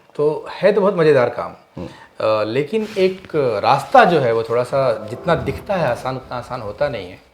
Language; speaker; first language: Hindi; native; Hindi